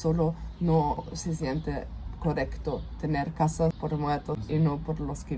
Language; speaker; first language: Spanish; non-native, fluent; German